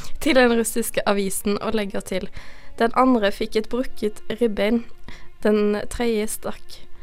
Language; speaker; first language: Norwegian; native; Norwegian